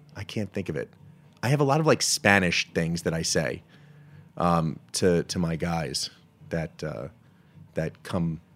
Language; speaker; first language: English; native; English